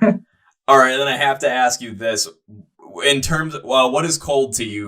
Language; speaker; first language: English; native; English